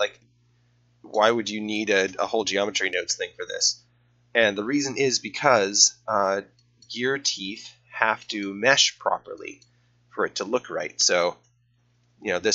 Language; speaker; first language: English; native; English